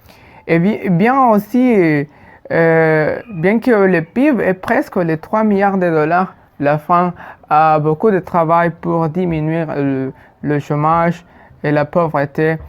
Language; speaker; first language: French; non-native, fluent; Spanish